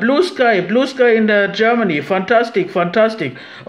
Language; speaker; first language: English; non-native, learner; German